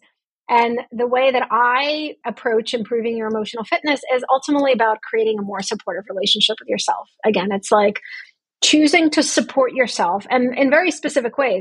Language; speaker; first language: English; non-native, fluent; Russian